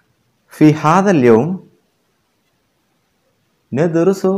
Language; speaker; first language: Arabic; non-native, fluent; Malayalam